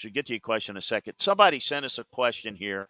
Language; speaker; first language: English; native; English